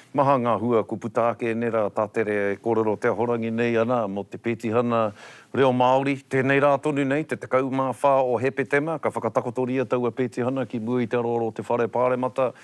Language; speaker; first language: Māori; non-native, local second language; English